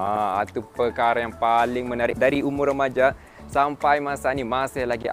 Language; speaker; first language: Malay; native; Malay